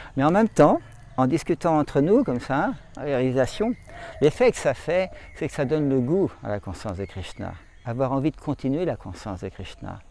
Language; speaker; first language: French; native; French